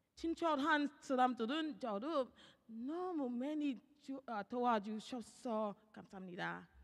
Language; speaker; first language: Korean; non-native, learner; English